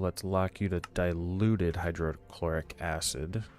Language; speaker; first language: English; native; English